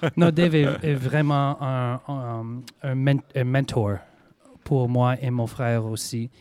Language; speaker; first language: French; native; French